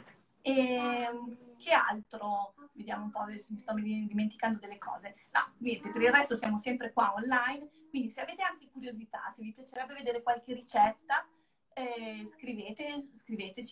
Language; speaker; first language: Italian; native; Italian